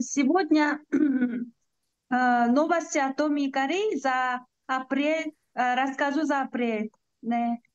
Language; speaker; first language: Russian; non-native, learner; Korean